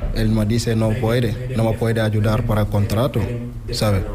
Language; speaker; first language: Spanish; non-native, learner; Wolof